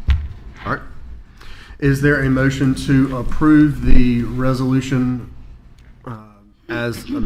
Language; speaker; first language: English; native; English